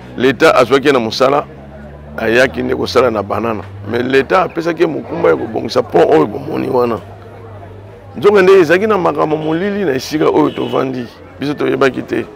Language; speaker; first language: Lingala; non-native, local second language; Kongo